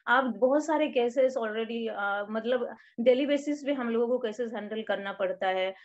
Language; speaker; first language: Hindi; non-native, local second language; Odia